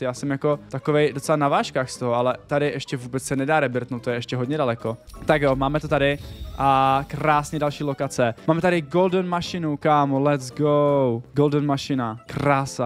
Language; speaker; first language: Czech; native; Czech